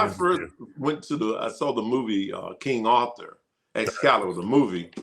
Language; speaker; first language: English; native; English